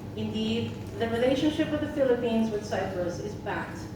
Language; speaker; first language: English; non-native, local second language; Filipino